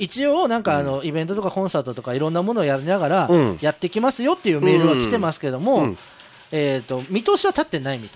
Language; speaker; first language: Japanese; native; Japanese